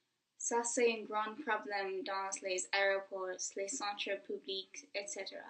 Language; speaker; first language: French; non-native, fluent; English